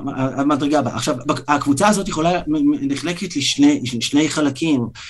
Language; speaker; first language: Hebrew; native; Hebrew